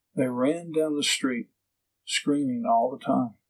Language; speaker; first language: English; native; English